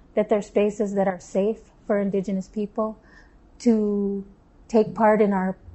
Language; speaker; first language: English; native; English